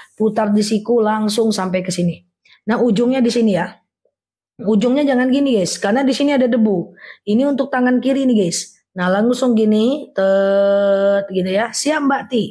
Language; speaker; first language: Indonesian; non-native, local second language; Minangkabau